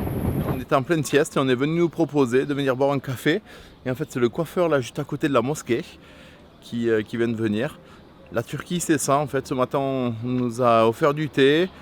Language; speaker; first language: French; native; French